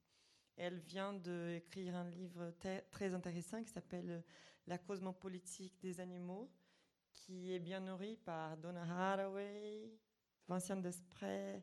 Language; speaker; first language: French; non-native, fluent; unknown